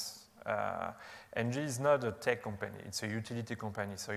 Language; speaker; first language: English; non-native, fluent; French